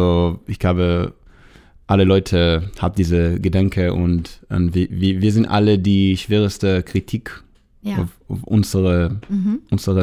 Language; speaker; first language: German; non-native, fluent; Hebrew